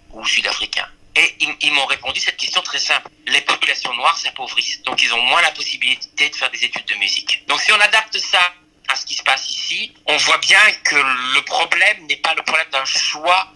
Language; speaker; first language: French; native; French